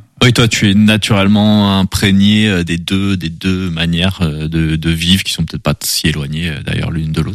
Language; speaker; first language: French; native; French